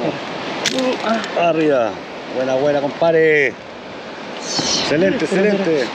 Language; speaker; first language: Spanish; native; Spanish